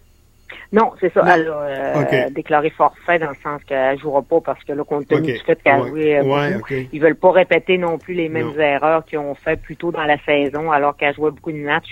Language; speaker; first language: French; native; French